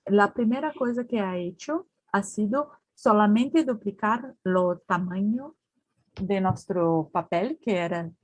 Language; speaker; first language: Spanish; non-native, learner; Portuguese